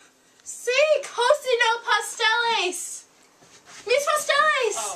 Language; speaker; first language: Spanish; non-native, learner; English